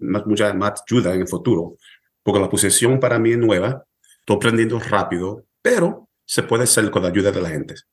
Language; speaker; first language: Spanish; early bilingual, heritage; Spanish